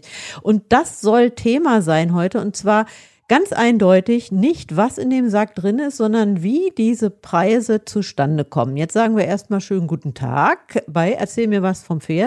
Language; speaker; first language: German; native; German